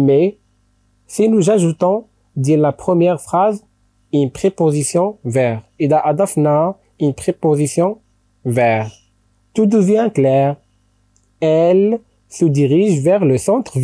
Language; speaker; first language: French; non-native, local second language; Arabic